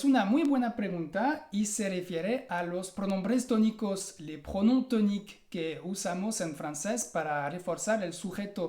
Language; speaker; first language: Spanish; non-native, fluent; French